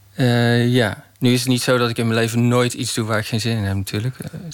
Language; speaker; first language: Dutch; native; Dutch